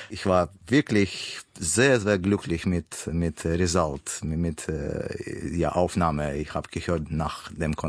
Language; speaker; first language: German; non-native, learner; Russian